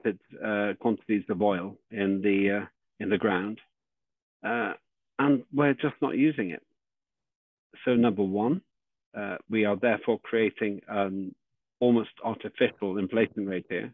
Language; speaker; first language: English; native; English